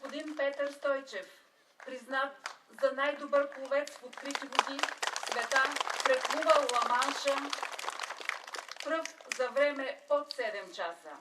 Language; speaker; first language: Bulgarian; native; Bulgarian